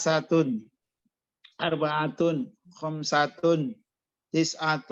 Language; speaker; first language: Arabic; non-native, learner; Indonesian